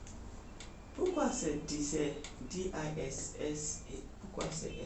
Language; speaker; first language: French; non-native, learner; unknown